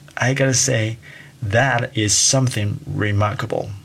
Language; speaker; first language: English; non-native, fluent; Chinese